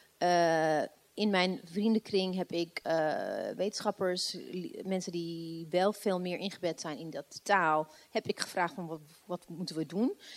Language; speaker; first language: Dutch; non-native, fluent; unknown